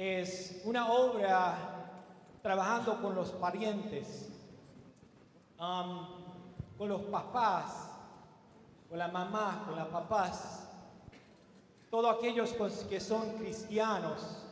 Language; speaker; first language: Spanish; non-native, learner; Romanian